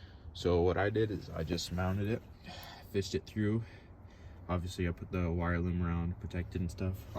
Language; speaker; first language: English; native; English